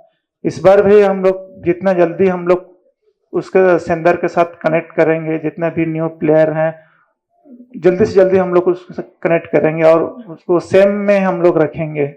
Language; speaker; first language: Hindi; non-native, local second language; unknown